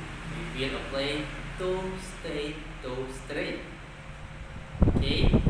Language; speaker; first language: English; non-native, learner; Indonesian